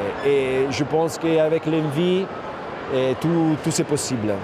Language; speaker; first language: French; non-native, fluent; Italian